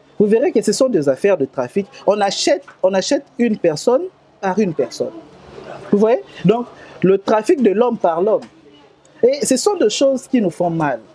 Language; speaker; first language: French; non-native, local second language; Lingala